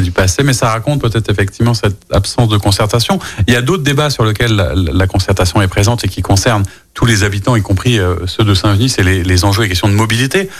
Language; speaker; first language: French; native; French